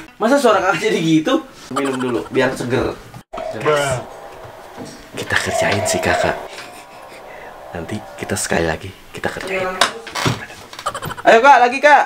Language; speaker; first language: Indonesian; native; Indonesian